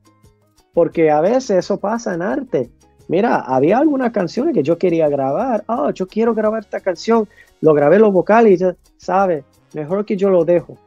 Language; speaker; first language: Spanish; early bilingual, heritage; English